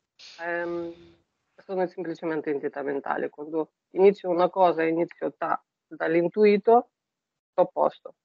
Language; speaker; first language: Italian; non-native, fluent; Russian